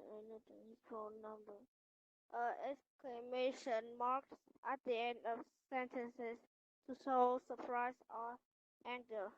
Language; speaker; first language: English; non-native, learner; Vietnamese